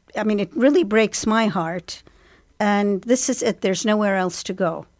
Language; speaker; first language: English; non-native, fluent; Arabic